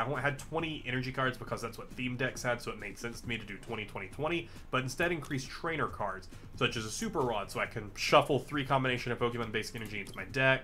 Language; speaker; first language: English; native; English